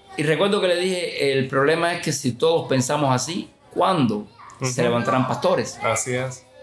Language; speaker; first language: Spanish; native; Spanish